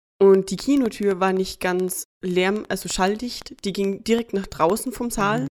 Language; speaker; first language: German; native; German